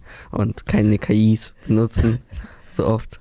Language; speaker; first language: German; early bilingual, other home language; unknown